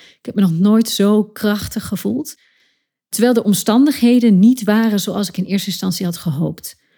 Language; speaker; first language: Dutch; native; Dutch